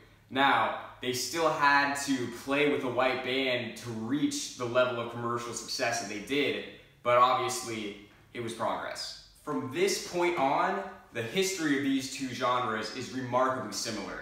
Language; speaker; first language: English; native; English